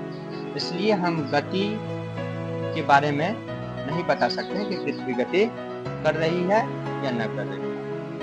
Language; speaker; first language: Hindi; native; Hindi